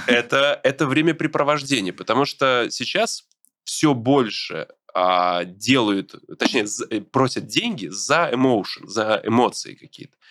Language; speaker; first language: Russian; native; Russian